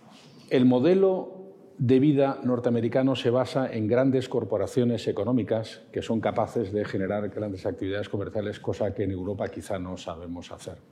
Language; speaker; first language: Spanish; native; Spanish